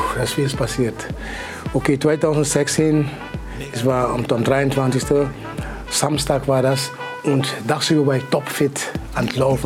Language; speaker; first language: German; non-native, fluent; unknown